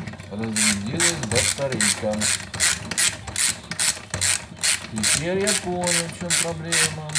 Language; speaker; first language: Russian; native; Russian